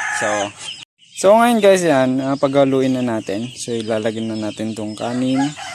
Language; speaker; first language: Filipino; non-native, local second language; Iloko